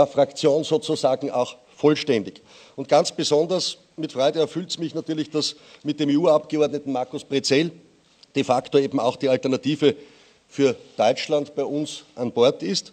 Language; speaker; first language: German; native; German